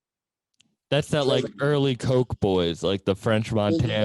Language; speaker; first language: English; native; English